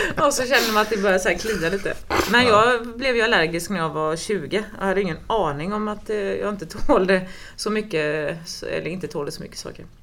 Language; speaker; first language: Swedish; native; Swedish